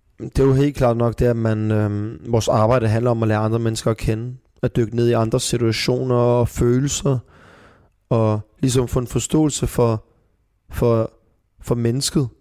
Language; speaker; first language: Danish; early bilingual, other home language; Persian